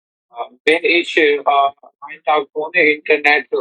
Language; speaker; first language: German; non-native, learner; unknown